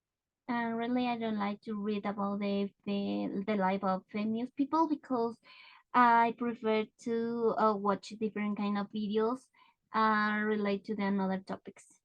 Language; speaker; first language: English; non-native, learner; Spanish